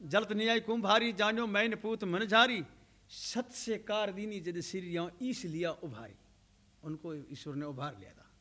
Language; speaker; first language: Hindi; non-native, local second language; Rajasthani